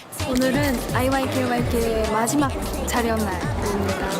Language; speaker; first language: Korean; non-native, fluent; Japanese